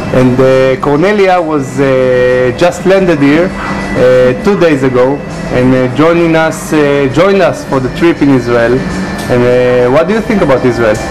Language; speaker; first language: English; non-native, fluent; Hebrew